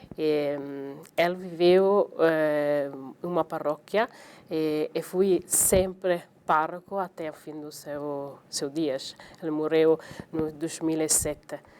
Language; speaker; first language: Portuguese; non-native, learner; Italian